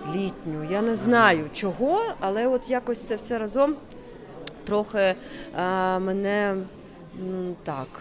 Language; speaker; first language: Ukrainian; non-native, local second language; Crimean Tatar